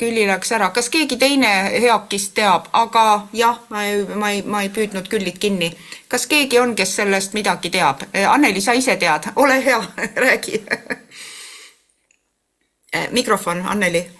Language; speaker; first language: Estonian; native; Estonian